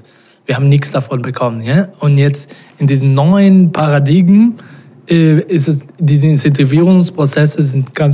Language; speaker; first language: German; non-native, fluent; Portuguese